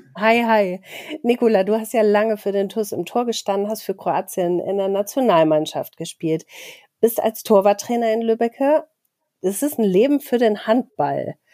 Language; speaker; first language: German; native; German